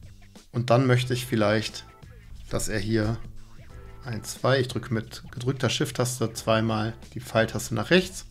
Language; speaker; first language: German; native; German